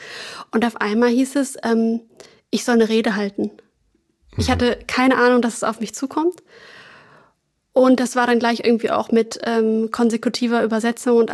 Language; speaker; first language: German; native; German